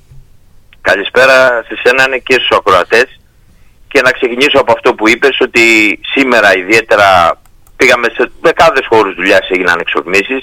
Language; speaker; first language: Greek; native; Greek